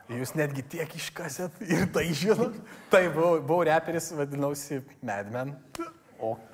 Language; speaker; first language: Lithuanian; native; Lithuanian